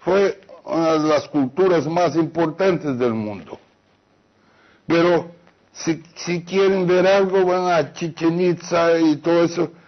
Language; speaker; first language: Spanish; non-native, fluent; Portuguese